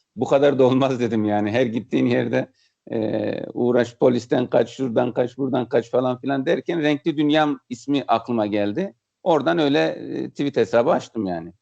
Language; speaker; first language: Turkish; native; Turkish